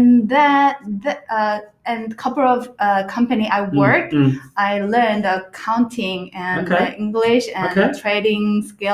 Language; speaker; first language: English; non-native, learner; Korean